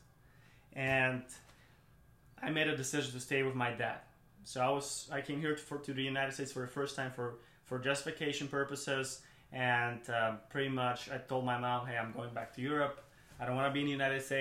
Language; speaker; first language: English; non-native, fluent; German